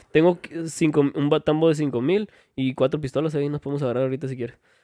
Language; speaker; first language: Spanish; native; Spanish